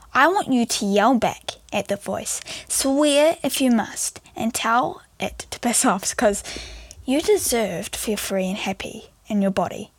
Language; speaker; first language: English; native; English